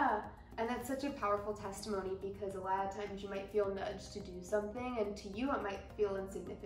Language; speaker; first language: English; native; English